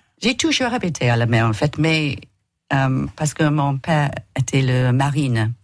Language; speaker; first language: French; non-native, learner; English